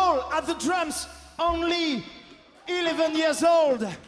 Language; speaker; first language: English; non-native, learner; French